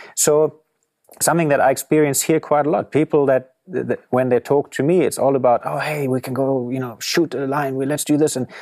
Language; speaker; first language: English; non-native, fluent; German